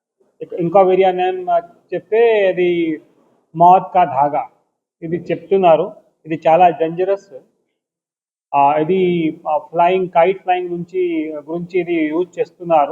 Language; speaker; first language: Telugu; non-native, local second language; Urdu